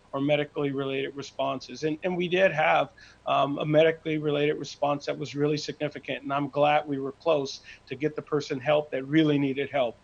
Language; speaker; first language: English; native; English